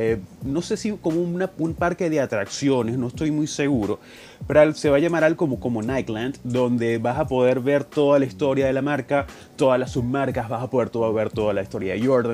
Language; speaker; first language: Spanish; native; Spanish